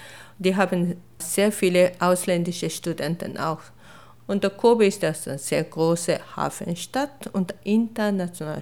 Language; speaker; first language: German; non-native, fluent; Japanese